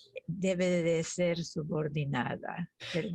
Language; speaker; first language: Spanish; early bilingual, other home language; German